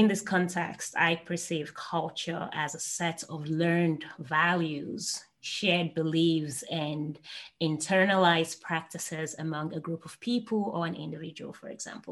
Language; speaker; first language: English; non-native, local second language; Igbo